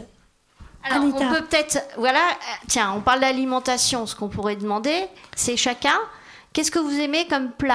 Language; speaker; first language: French; native; French